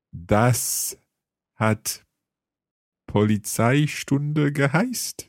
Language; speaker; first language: German; non-native, learner; English